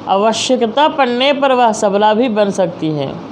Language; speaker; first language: Hindi; non-native, local second language; Telugu